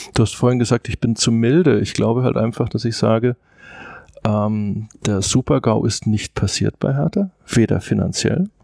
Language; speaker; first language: German; native; German